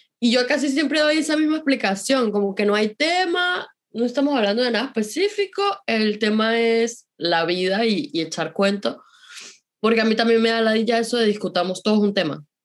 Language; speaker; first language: Spanish; native; Spanish